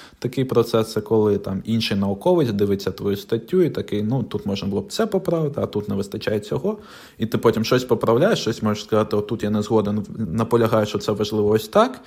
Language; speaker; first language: Ukrainian; non-native, local second language; Russian